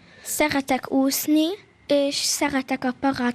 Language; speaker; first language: Hungarian; early bilingual, heritage; Hungarian